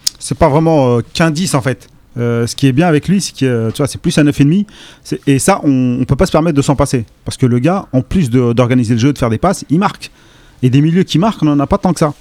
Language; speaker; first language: French; native; French